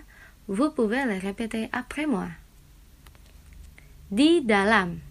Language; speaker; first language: French; non-native, fluent; Indonesian